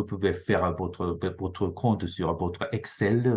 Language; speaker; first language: French; non-native, fluent; Japanese